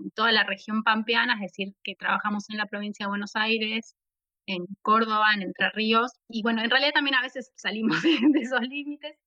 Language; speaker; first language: Spanish; native; Spanish